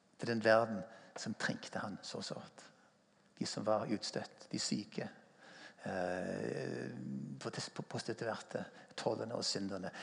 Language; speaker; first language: Norwegian; non-native, fluent; English